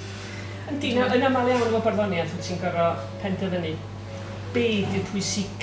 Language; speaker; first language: Welsh; native; Welsh